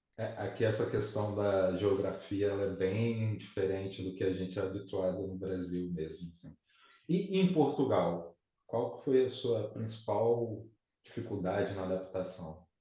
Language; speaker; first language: Portuguese; native; Portuguese